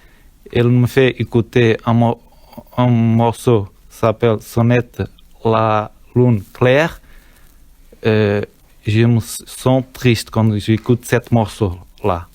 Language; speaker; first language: French; non-native, learner; Portuguese